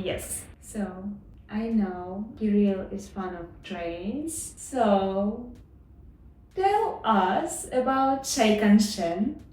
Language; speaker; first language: English; non-native, learner; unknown